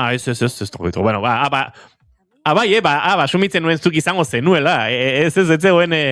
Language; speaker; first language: Basque; native; Basque